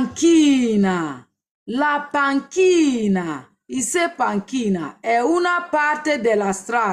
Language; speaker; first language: Italian; non-native, learner; Yoruba